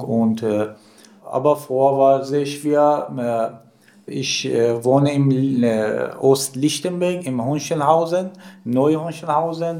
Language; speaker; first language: German; non-native, learner; Persian